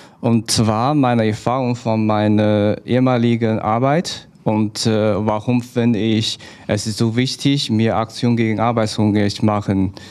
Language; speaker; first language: German; non-native, fluent; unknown